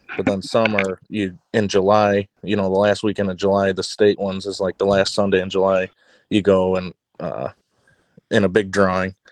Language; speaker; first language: English; native; English